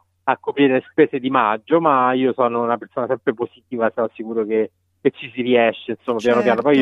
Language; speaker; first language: Italian; native; Italian